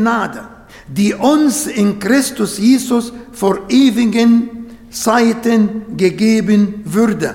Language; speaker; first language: German; non-native, fluent; Arabic